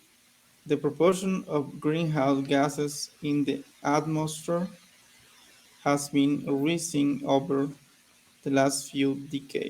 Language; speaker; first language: English; non-native, learner; Spanish